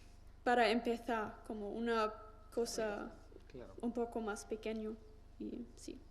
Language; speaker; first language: Spanish; non-native, learner; German